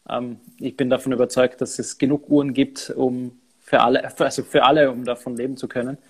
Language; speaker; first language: German; native; German